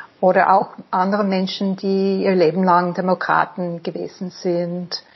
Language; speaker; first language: German; non-native, fluent; English